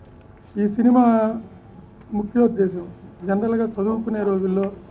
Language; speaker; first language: Telugu; native; Telugu